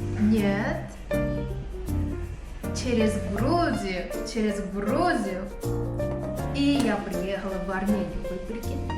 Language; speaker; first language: Russian; non-native, learner; Korean